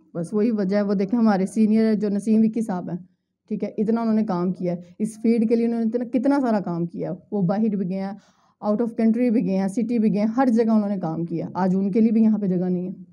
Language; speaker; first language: Urdu; native; Urdu